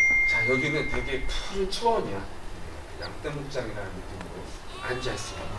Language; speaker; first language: Korean; native; Korean